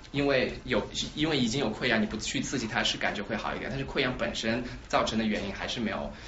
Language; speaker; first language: Chinese; native; Chinese